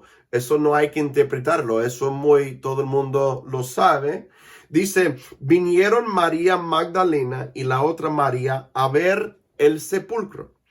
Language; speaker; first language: Spanish; non-native, fluent; English